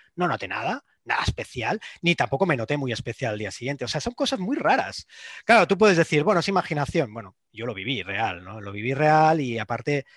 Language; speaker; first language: Spanish; non-native, local second language; Catalan